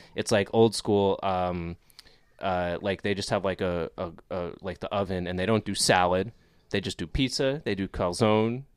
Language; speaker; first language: English; native; English